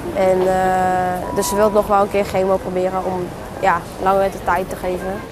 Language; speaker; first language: Dutch; early bilingual, heritage; Dutch